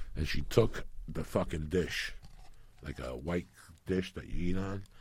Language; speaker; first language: English; early bilingual, other home language; Spanish